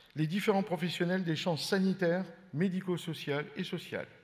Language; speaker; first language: French; native; French